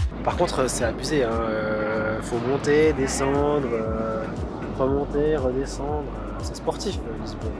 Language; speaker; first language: French; native; French